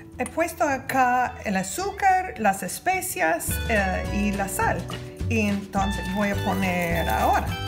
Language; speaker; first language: Spanish; non-native, fluent; English